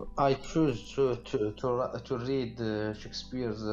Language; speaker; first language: English; non-native, learner; Arabic